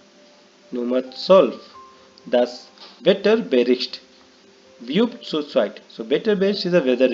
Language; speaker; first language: German; non-native, learner; Hindi